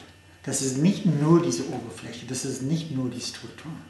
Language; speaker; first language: German; non-native, fluent; English